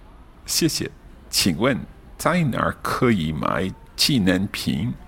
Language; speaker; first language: Chinese; non-native, learner; English